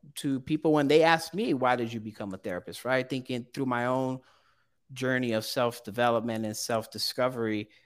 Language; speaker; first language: English; early bilingual, other home language; Portuguese